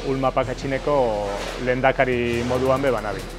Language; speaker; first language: Basque; native; Basque